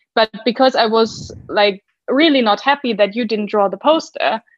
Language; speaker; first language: English; non-native, fluent; German